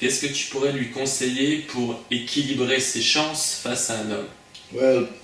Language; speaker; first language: French; native; French